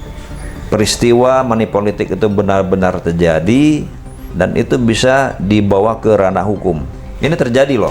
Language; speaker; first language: Indonesian; native; Indonesian